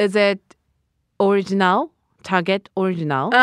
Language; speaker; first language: English; non-native, learner; Japanese